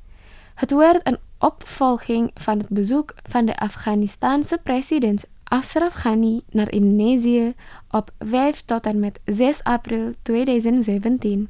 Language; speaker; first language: Dutch; non-native, fluent; Indonesian